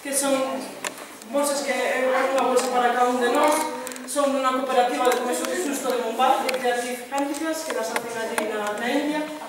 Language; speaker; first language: Galician; non-native, local second language; Spanish